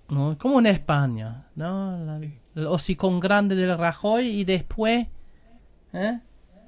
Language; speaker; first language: Spanish; non-native, learner; German